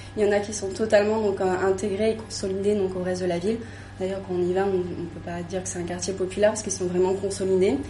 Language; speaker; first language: French; native; French